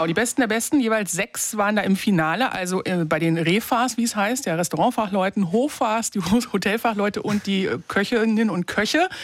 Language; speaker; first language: German; native; German